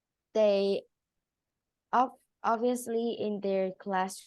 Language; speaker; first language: English; non-native, learner; Vietnamese